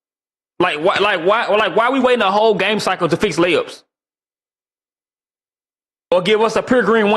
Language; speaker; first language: English; native; English